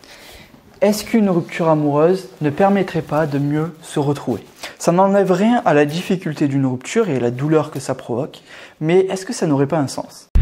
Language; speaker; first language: French; native; French